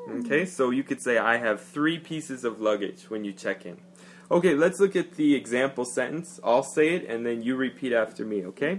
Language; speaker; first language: English; native; English